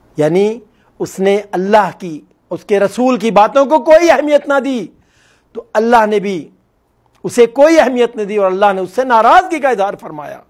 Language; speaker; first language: Urdu; non-native, local second language; Northern Hindko